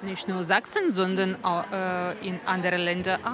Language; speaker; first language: German; non-native, learner; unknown